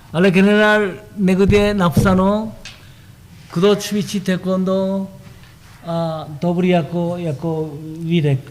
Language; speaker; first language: Czech; non-native, learner; Korean